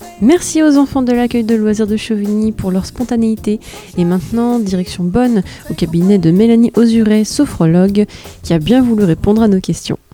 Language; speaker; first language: French; native; French